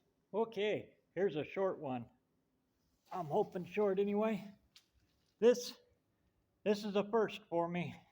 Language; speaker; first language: English; native; English